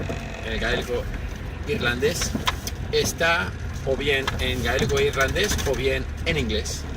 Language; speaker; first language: Spanish; non-native, fluent; English